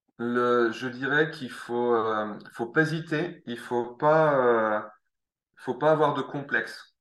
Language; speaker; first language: French; native; French